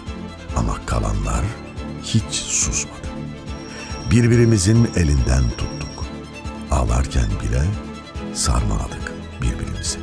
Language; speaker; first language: Turkish; native; Turkish